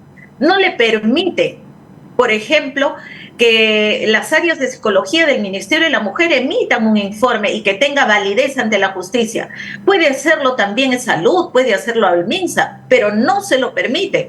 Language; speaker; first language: Spanish; native; Spanish